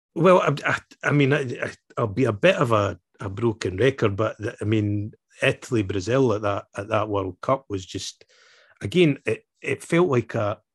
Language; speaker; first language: English; native; English